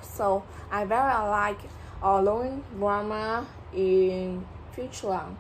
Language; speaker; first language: English; non-native, learner; Vietnamese